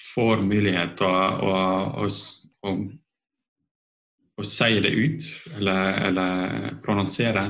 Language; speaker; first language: Norwegian; non-native, fluent; Estonian